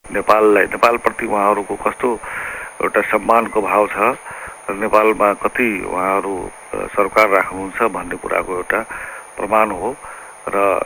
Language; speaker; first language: Nepali; non-native, local second language; Maithili